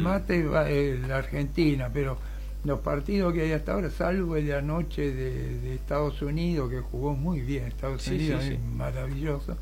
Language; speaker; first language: Spanish; native; Spanish